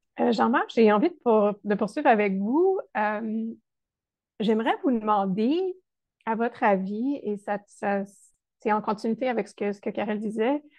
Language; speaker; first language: French; native; French